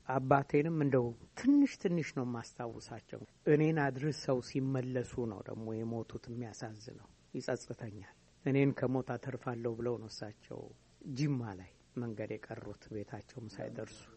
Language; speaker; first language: Amharic; native; Amharic